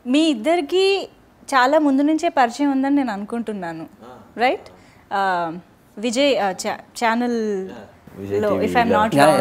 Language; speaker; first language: Telugu; native; Telugu